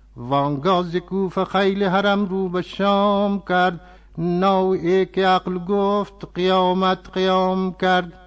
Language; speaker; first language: Persian; non-native, fluent; Urdu